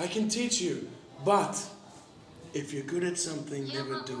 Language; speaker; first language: English; non-native, learner; Russian